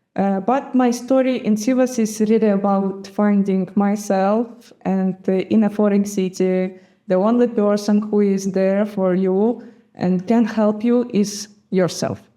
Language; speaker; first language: English; non-native, fluent; Gagauz